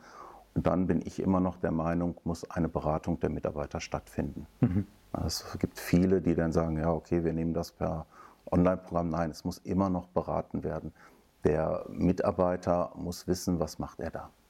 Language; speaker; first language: German; native; German